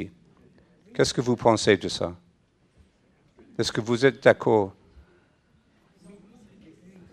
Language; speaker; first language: French; non-native, fluent; English